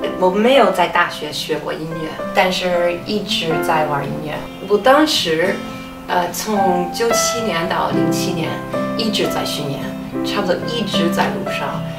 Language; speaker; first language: Chinese; non-native, fluent; English